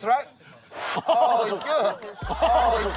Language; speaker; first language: English; non-native, learner; Korean